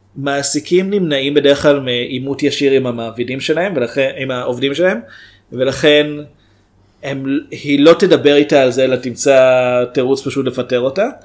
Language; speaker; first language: Hebrew; native; Hebrew